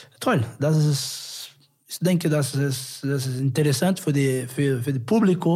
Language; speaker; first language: German; non-native, learner; Portuguese